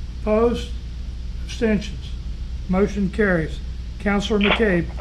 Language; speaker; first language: English; native; English